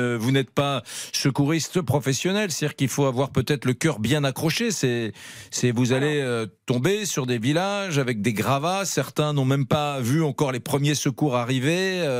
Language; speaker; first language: French; native; French